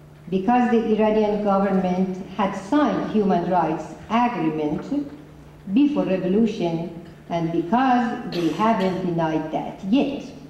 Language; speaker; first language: English; non-native, fluent; Persian